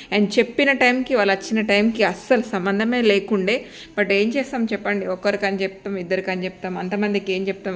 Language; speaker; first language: Telugu; non-native, local second language; Lambadi